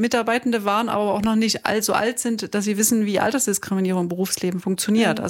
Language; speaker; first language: German; native; German